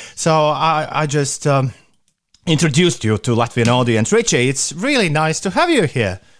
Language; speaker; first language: English; non-native, fluent; Latvian